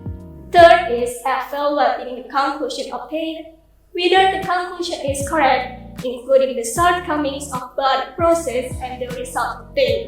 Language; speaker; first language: English; non-native, learner; Indonesian